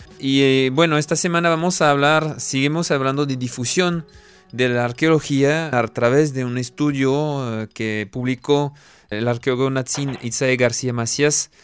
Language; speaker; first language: Spanish; non-native, fluent; French